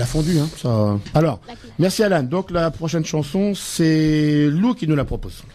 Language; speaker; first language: French; native; French